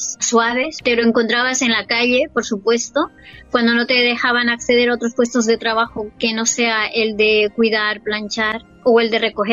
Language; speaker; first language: Spanish; native; Spanish